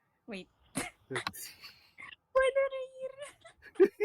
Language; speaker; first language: Spanish; non-native, learner; Filipino